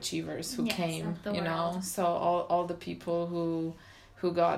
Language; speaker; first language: English; non-native, fluent; Romanian